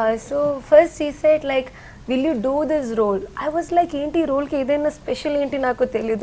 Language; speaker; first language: Telugu; non-native, fluent; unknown